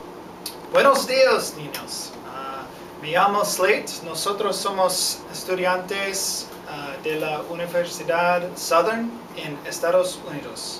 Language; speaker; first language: Spanish; non-native, learner; English